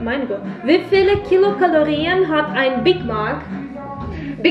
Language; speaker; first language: German; non-native, learner; Ukrainian